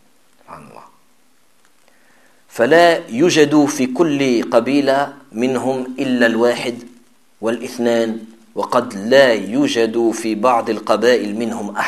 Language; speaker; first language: Arabic; non-native, fluent; French